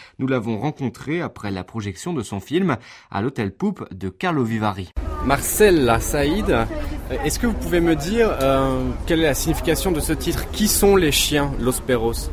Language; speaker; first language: French; native; French